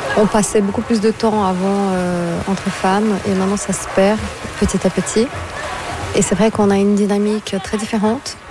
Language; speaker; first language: French; non-native, fluent; Portuguese